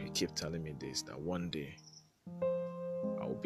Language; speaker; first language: English; non-native, local second language; Igbo